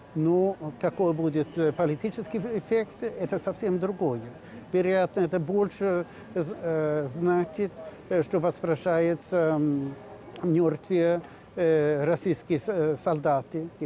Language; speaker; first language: Russian; non-native, fluent; Swedish